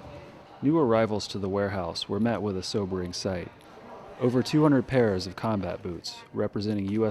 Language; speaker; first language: English; native; English